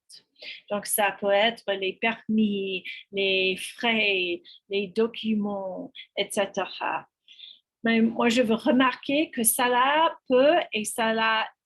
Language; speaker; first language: French; non-native, fluent; English